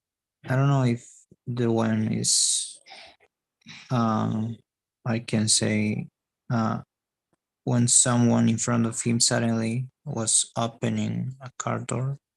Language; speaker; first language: English; non-native, learner; Spanish